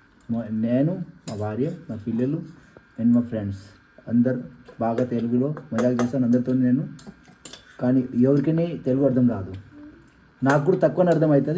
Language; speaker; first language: Telugu; non-native, learner; Marwari